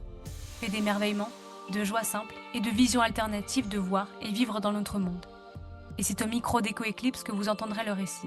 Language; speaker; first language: French; native; French